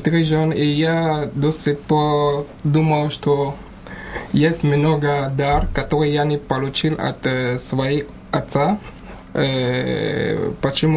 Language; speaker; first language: Ukrainian; non-native, learner; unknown